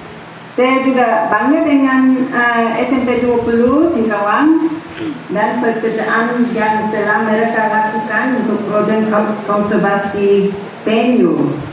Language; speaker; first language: Indonesian; non-native, fluent; English